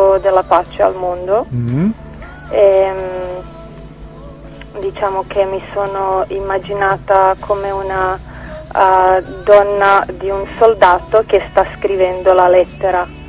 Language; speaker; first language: Italian; non-native, fluent; Croatian